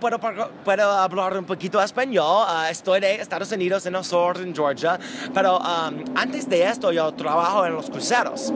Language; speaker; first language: Spanish; non-native, learner; English